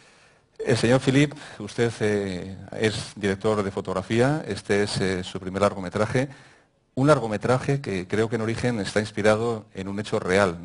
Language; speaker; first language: Spanish; native; Spanish